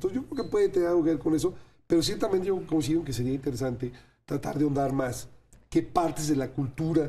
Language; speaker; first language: Spanish; native; Spanish